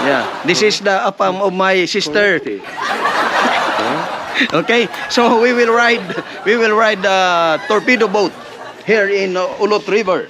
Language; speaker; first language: English; non-native, local second language; Waray